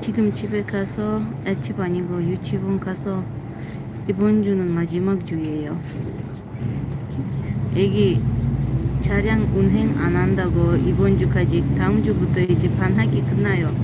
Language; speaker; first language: Korean; non-native, learner; Tajik